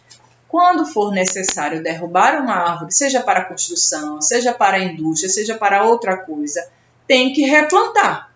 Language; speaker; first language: Portuguese; native; Portuguese